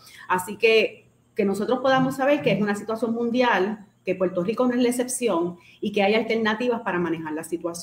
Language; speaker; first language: Spanish; native; Spanish